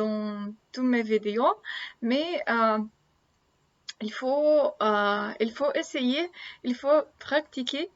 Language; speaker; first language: French; non-native, learner; Russian